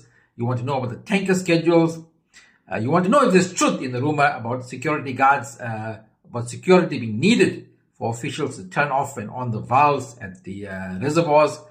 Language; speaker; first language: English; native; English